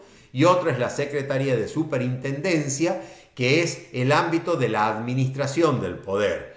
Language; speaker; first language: Spanish; native; Spanish